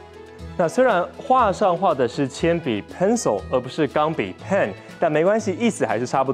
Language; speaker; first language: Chinese; native; Chinese